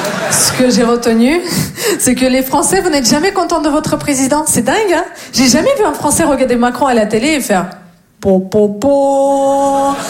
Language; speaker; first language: French; non-native, fluent; Russian